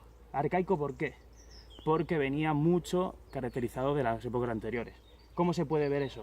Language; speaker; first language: Spanish; native; Spanish